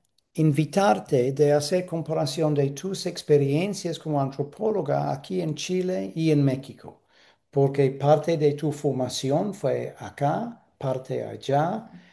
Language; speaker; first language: Spanish; non-native, fluent; English